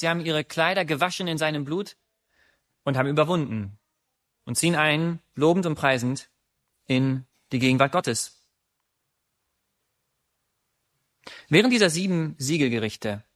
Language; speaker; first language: German; native; German